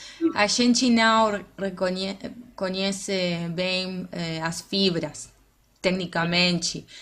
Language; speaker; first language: Portuguese; non-native, learner; Spanish